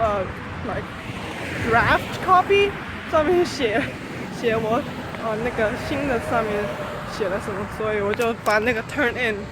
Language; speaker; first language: Chinese; early bilingual, heritage; Chinese